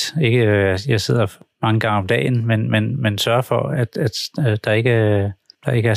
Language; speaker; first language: Swedish; non-native, learner; Danish